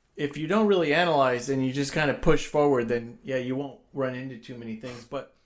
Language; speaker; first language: English; early bilingual, other home language; Persian